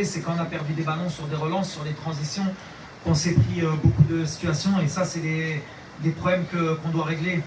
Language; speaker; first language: French; native; French